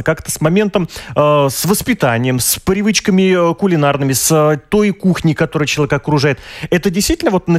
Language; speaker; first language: Russian; native; Russian